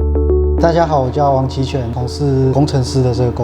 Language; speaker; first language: Chinese; native; Chinese